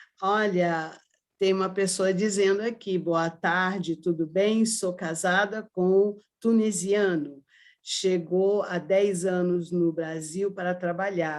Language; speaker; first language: Portuguese; early bilingual, other home language; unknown